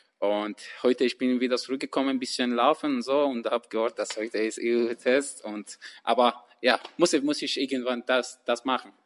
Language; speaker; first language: German; non-native, learner; Persian